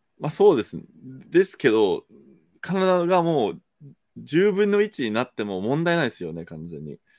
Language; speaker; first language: Japanese; non-native, fluent; English